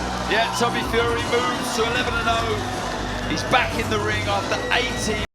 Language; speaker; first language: English; native; English